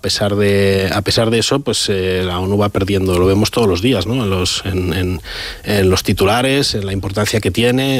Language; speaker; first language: Spanish; native; Spanish